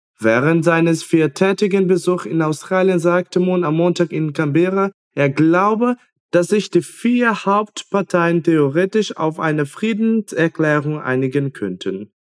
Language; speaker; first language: German; non-native, fluent; Portuguese